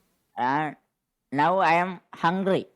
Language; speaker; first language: English; non-native, learner; Malayalam